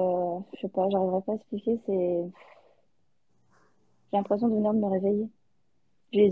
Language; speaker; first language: French; native; French